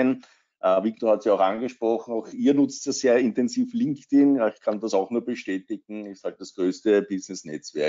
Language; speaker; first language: German; native; German